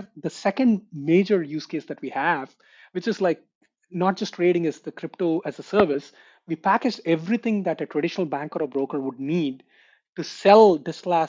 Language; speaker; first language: English; non-native, local second language; Telugu